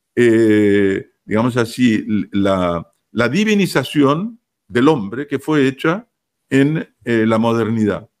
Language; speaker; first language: Spanish; native; Spanish